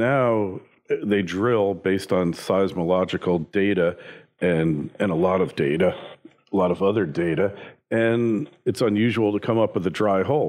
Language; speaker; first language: English; native; English